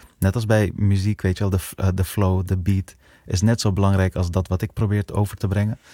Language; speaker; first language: Dutch; early bilingual, other home language; Persian